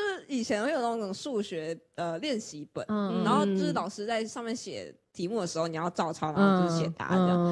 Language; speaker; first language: Chinese; native; Chinese